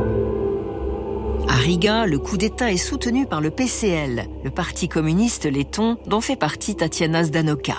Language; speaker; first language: French; native; French